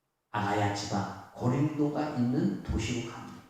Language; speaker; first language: Korean; native; Korean